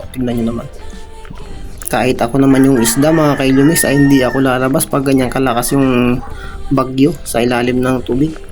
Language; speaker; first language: Filipino; non-native, local second language; Pangasinan